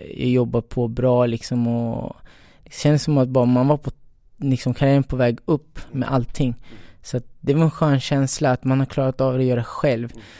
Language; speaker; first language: Swedish; early bilingual, other home language; Spanish